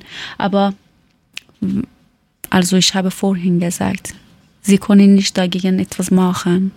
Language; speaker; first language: German; non-native, learner; Persian